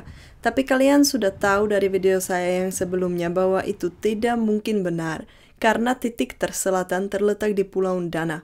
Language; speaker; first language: Indonesian; non-native, fluent; Czech